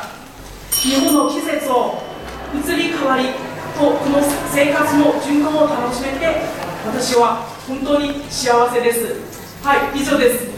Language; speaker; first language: Japanese; non-native, fluent; Chinese